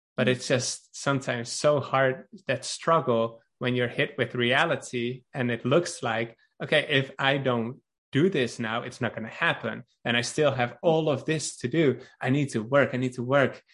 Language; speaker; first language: English; non-native, fluent; Dutch